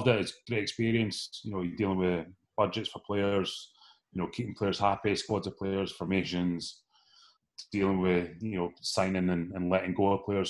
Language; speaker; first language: English; native; English